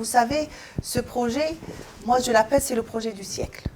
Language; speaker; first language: French; non-native, local second language; Arabic